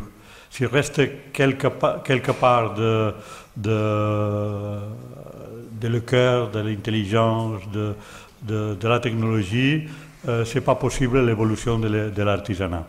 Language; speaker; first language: French; non-native, learner; Catalan